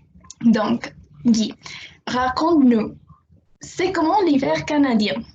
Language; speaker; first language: French; non-native, fluent; Spanish